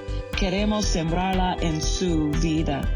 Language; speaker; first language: Spanish; non-native, fluent; English